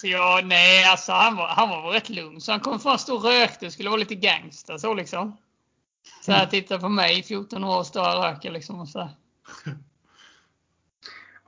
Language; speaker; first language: Swedish; native; Swedish